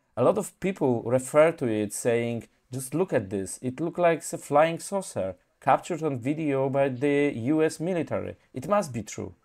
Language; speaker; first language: English; non-native, fluent; Polish